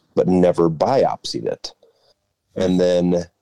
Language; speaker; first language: English; native; English